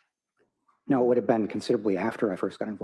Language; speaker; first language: English; native; English